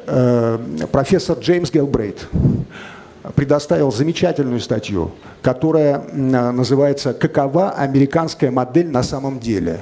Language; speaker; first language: Russian; native; Russian